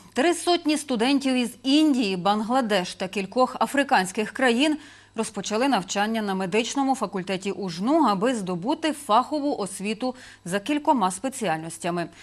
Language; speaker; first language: Ukrainian; native; Ukrainian